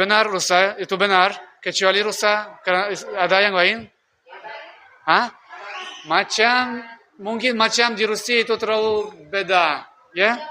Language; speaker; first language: Indonesian; non-native, learner; Russian